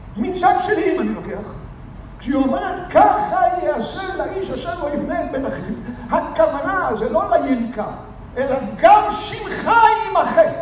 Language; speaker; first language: Hebrew; native; Hebrew